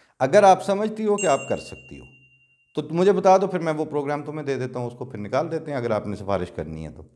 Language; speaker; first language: Urdu; non-native, local second language; Punjabi